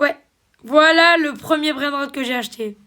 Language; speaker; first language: French; native; French